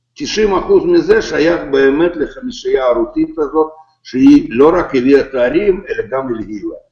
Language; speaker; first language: Hebrew; non-native, fluent; Russian